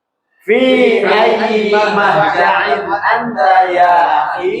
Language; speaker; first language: Arabic; non-native, learner; Indonesian